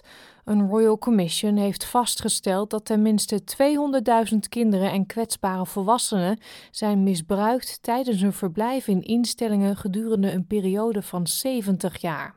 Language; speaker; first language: Dutch; native; Dutch